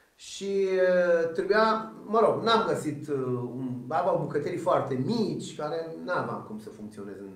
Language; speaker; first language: Romanian; early bilingual, other home language; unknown